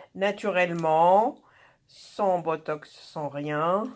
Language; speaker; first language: French; non-native, local second language; Arabic